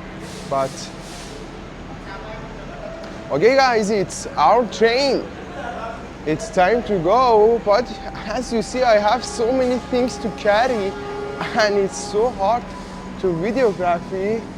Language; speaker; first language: English; non-native, fluent; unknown